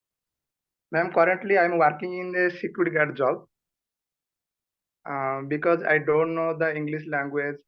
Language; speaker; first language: English; non-native, learner; Odia